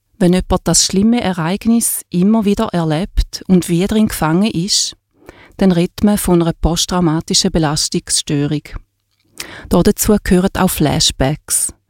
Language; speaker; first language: German; native; German